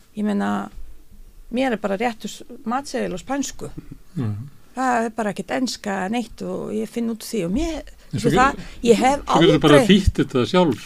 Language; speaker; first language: Icelandic; non-native, fluent; Bosnian